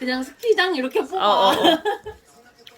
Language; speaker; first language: Korean; native; Korean